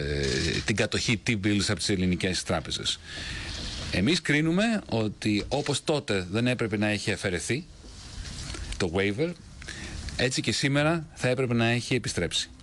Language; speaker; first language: Greek; native; Greek